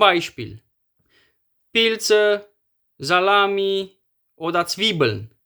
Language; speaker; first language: German; non-native, fluent; Romanian